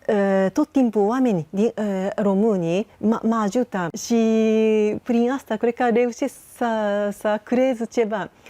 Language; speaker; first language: Romanian; non-native, learner; Japanese